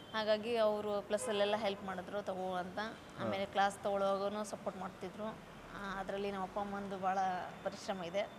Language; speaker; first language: Kannada; non-native, local second language; Lambadi